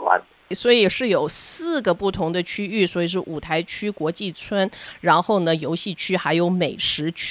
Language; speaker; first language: Chinese; native; Chinese